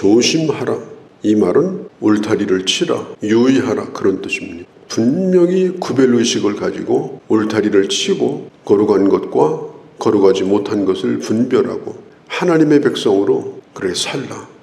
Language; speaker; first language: Korean; native; Korean